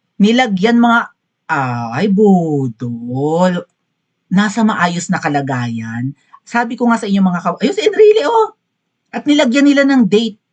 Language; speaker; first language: Filipino; non-native, local second language; Cebuano